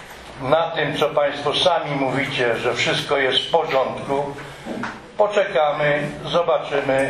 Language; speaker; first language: Polish; native; Polish